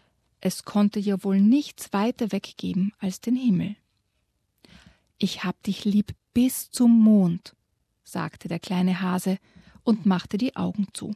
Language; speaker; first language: German; native; German